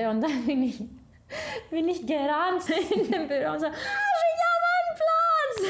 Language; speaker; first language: German; non-native, fluent; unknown